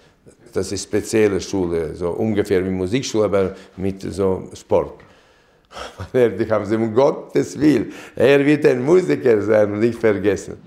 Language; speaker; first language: German; non-native, fluent; Latvian